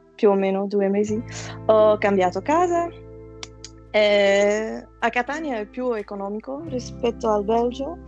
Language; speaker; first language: Italian; non-native, fluent; Dutch